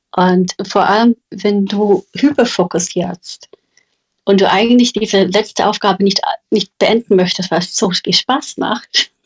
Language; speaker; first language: German; non-native, fluent; English